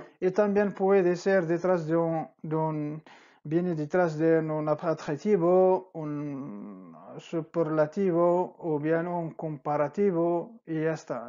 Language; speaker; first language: Spanish; non-native, fluent; Arabic